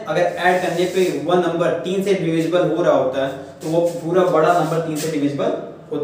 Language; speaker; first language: Hindi; native; Hindi